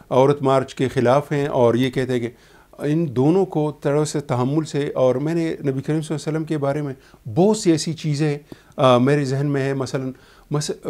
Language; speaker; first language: Urdu; native; Urdu